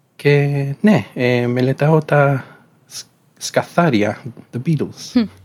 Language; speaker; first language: Greek; non-native, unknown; Spanish